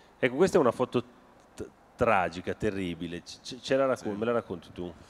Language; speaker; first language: Italian; native; Italian